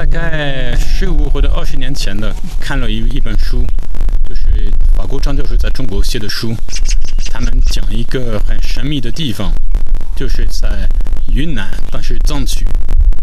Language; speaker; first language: Chinese; non-native, fluent; French